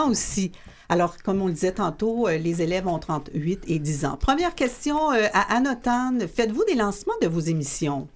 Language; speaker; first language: French; native; French